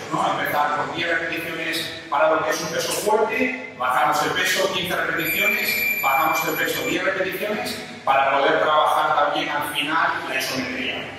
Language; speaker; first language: Spanish; native; Spanish